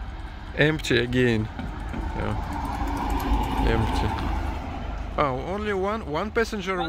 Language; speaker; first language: English; non-native, learner; Russian